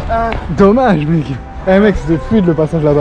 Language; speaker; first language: French; native; French